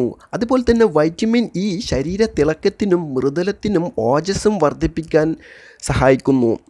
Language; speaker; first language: Malayalam; native; Malayalam